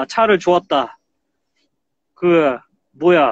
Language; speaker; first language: Korean; native; Korean